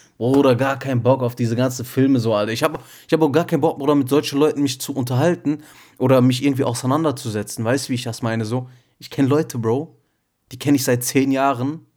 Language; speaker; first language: German; early bilingual, other home language; Turkish